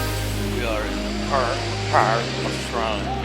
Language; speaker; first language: English; non-native, learner; Indonesian